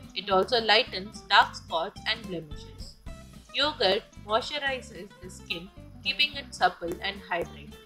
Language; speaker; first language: English; non-native, local second language; Tamil